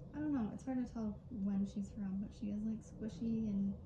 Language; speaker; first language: English; native; English